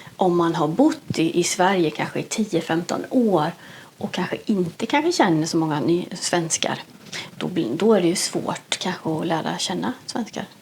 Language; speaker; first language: Swedish; native; Swedish